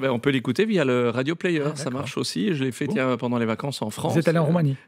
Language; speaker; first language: French; native; French